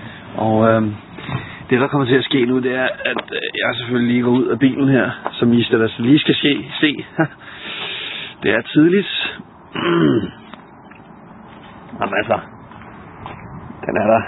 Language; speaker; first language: Danish; native; Danish